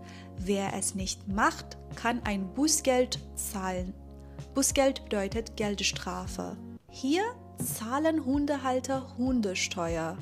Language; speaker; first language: German; non-native, fluent; Persian